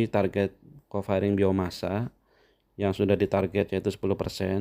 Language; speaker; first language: Indonesian; native; Indonesian